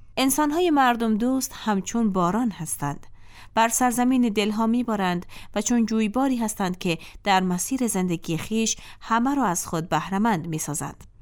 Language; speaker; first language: Persian; native; Persian